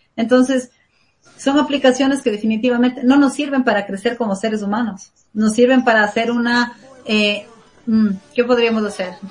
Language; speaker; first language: Spanish; native; Spanish